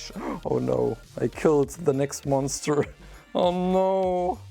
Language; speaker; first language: English; non-native, fluent; German